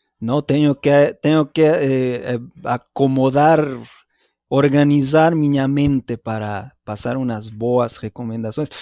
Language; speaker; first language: Portuguese; non-native, fluent; Spanish